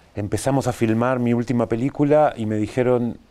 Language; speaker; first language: Spanish; native; Spanish